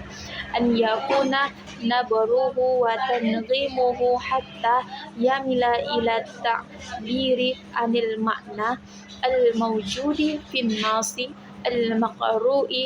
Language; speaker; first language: Arabic; non-native, learner; Indonesian